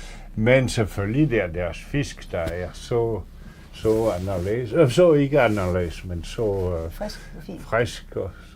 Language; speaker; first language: Danish; non-native, fluent; French